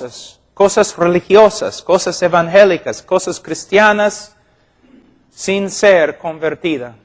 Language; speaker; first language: Spanish; non-native, fluent; English